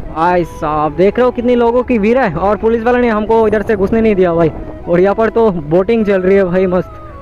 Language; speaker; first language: Hindi; non-native, local second language; Bangla